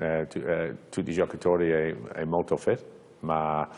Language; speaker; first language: Italian; non-native, learner; English